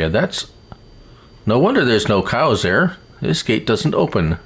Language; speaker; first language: English; native; English